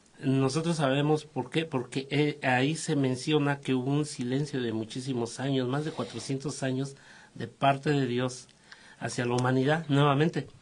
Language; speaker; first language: Spanish; native; Spanish